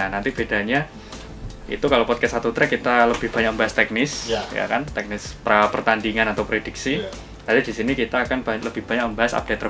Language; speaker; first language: Indonesian; native; Indonesian